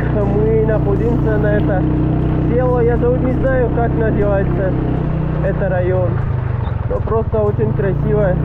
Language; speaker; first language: Russian; non-native, learner; Pashto